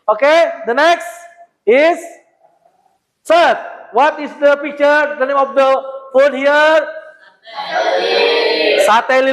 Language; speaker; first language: English; non-native, learner; Indonesian